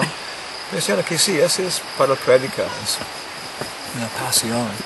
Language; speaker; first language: Spanish; non-native, learner; English